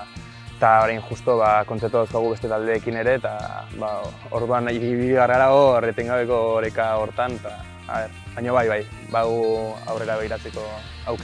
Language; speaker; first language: Basque; native; Basque